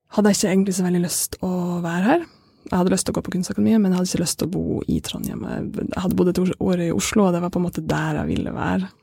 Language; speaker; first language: Norwegian; native; Norwegian